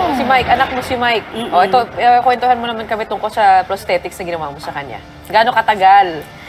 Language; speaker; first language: Filipino; native; Filipino